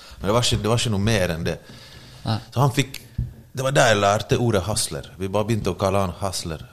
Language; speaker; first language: Norwegian; early bilingual, other home language; Bosnian